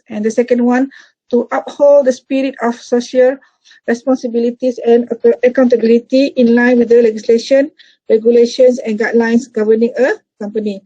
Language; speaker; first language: English; non-native, local second language; Malay